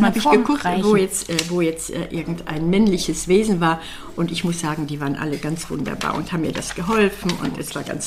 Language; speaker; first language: German; native; German